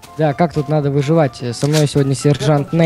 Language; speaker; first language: Russian; native; Russian